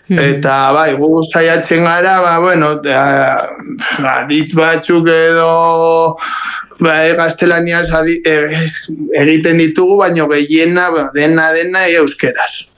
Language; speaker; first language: Basque; non-native, local second language; Spanish